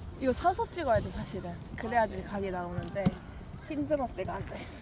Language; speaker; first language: Korean; native; Korean